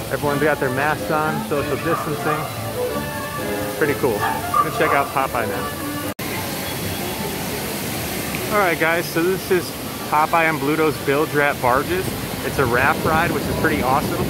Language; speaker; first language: English; native; English